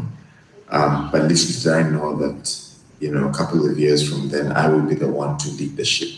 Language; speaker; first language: English; non-native, local second language; Bemba